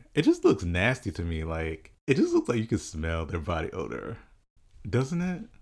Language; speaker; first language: English; early bilingual, other home language; Yoruba